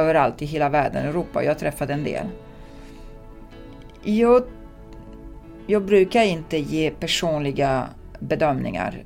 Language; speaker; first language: Swedish; non-native, fluent; Italian